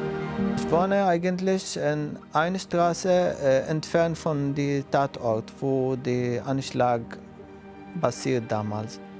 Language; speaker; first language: German; non-native, fluent; Arabic